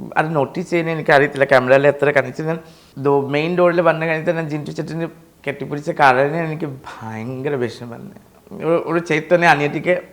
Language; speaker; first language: Malayalam; non-native, fluent; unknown